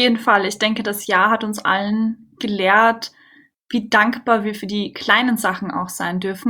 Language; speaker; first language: German; native; German